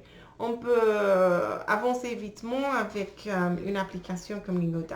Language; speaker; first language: French; non-native, learner; English